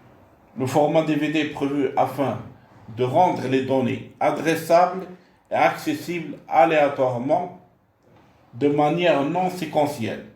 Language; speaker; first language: French; non-native, local second language; Arabic